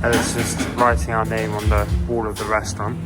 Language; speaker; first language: English; native; English